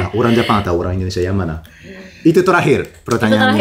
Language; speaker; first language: Indonesian; non-native, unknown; Japanese